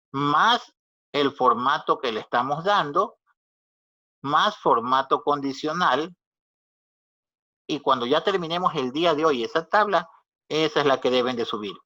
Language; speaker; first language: Spanish; native; Spanish